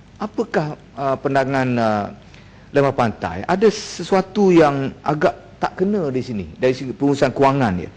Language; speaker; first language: Malay; native; Malay